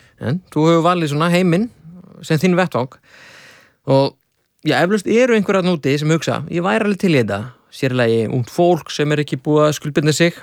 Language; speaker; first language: Icelandic; native; Icelandic